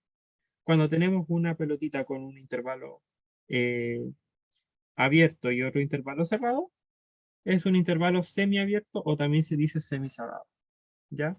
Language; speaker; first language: Spanish; native; Spanish